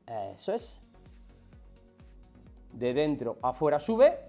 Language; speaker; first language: Spanish; native; Spanish